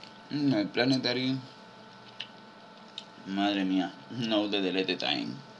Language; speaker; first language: English; non-native, learner; Spanish